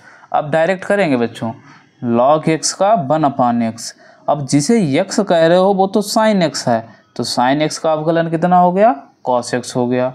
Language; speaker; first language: Hindi; native; Hindi